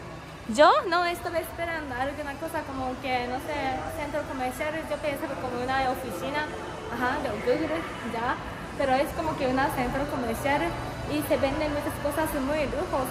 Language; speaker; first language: Spanish; non-native, learner; Japanese